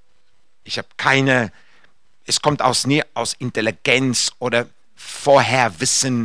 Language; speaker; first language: German; non-native, fluent; English